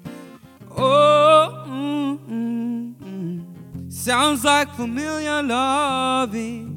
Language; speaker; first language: English; non-native, local second language; Ganda